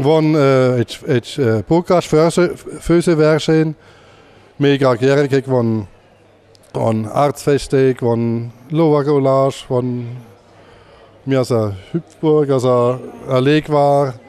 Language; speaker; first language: Hungarian; non-native, learner; German